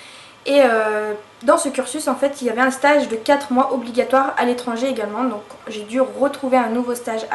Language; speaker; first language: French; native; French